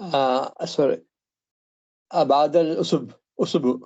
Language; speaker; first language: Arabic; non-native, learner; Tamil